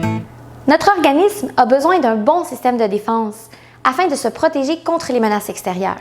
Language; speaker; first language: French; native; French